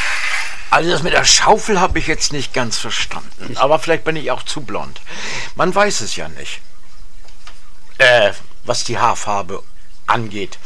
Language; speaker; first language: German; native; German